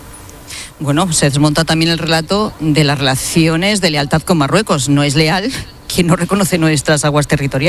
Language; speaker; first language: Spanish; native; Spanish